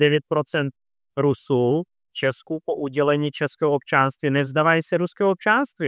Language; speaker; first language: Czech; non-native, fluent; Russian